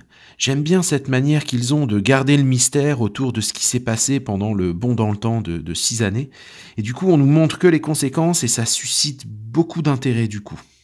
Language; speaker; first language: French; native; French